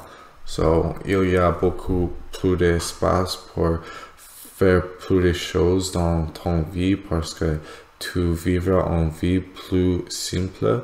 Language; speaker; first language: French; non-native, learner; English